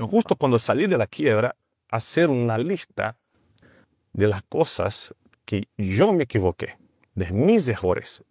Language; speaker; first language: Spanish; non-native, fluent; Portuguese